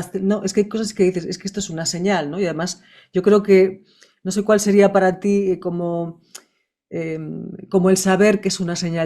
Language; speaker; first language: Spanish; native; Spanish